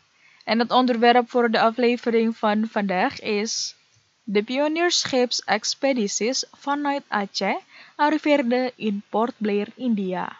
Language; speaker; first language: Dutch; non-native, fluent; Indonesian